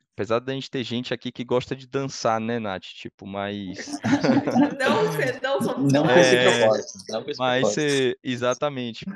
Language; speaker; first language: Portuguese; native; Portuguese